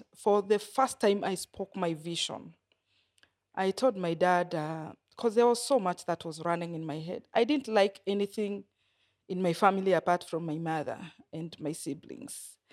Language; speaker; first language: English; non-native, local second language; Kikuyu